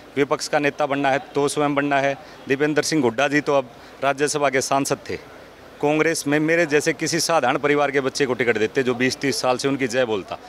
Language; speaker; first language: Hindi; native; Hindi